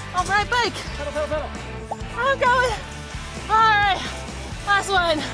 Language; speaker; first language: English; native; English